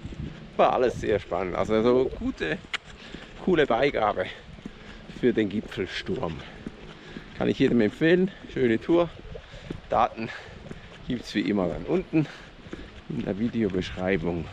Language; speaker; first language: German; native; German